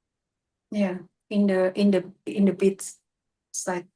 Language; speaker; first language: English; non-native, learner; Indonesian